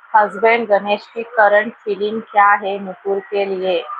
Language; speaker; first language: Hindi; non-native, local second language; Marathi